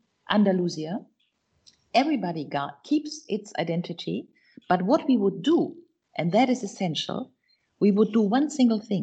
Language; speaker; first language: English; non-native, fluent; German